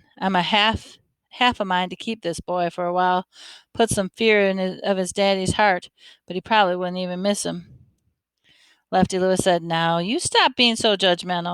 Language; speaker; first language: English; native; English